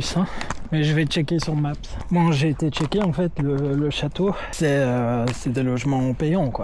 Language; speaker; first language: French; native; French